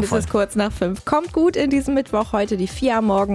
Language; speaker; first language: German; native; German